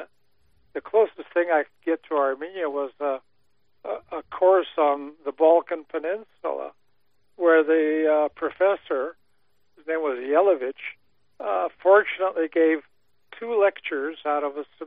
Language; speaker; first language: English; native; English